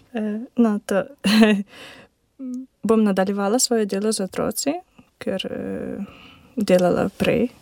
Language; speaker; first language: Slovenian; non-native, learner; Ukrainian